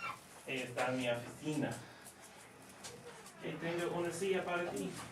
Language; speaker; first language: Spanish; non-native, learner; English